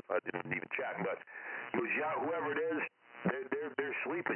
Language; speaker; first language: English; native; English